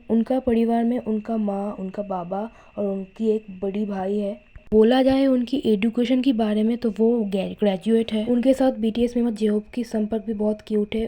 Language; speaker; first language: Hindi; non-native, local second language; Bangla